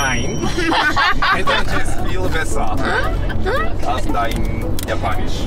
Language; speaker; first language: German; non-native, learner; Japanese